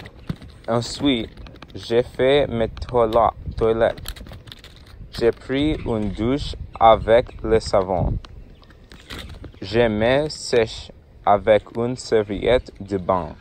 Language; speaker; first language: French; non-native, learner; English